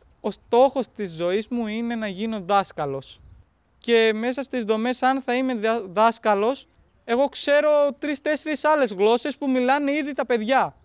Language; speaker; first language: Greek; non-native, fluent; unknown